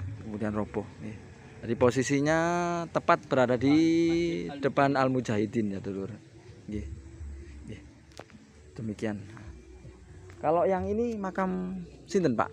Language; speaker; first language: Indonesian; non-native, local second language; Javanese